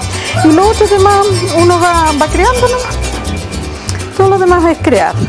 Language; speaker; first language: Spanish; native; Spanish